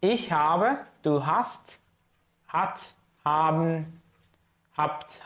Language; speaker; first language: German; non-native, fluent; Azerbaijani